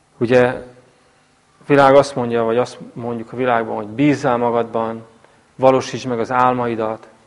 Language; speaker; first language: Hungarian; native; Hungarian